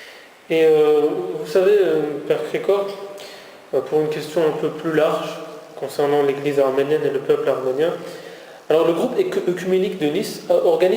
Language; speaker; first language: French; native; French